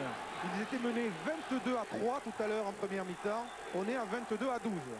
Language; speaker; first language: French; native; French